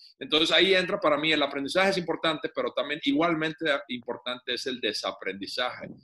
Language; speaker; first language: Spanish; non-native, fluent; Finnish